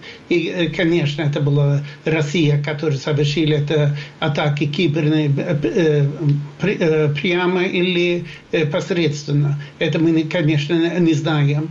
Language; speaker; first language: Russian; non-native, fluent; Swedish